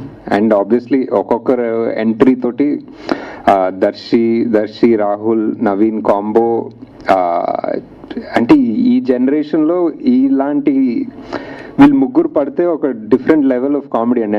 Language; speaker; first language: Telugu; native; Telugu